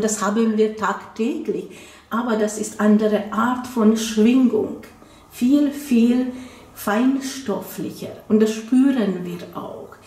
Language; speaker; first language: German; non-native, fluent; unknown